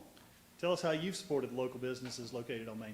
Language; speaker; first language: English; native; English